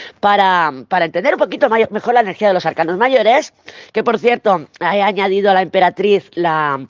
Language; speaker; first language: Spanish; native; Spanish